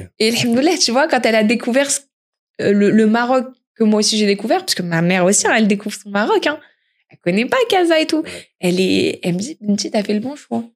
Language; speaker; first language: French; early bilingual, other home language; Arabic